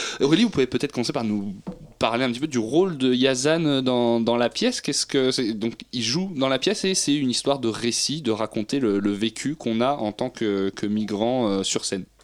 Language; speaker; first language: French; native; French